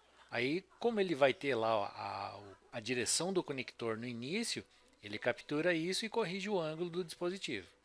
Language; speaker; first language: Portuguese; native; Portuguese